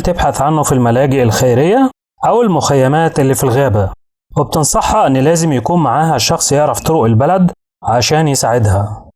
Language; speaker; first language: Arabic; native; Arabic